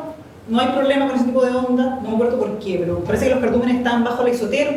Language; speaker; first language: Spanish; native; Spanish